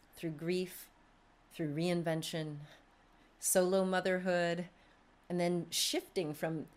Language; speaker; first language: English; native; English